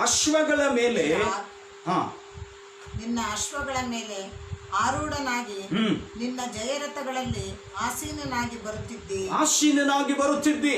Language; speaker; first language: Kannada; native; Kannada